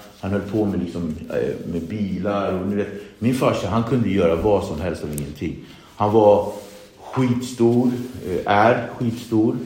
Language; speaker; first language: Swedish; early bilingual, other home language; Kabuverdianu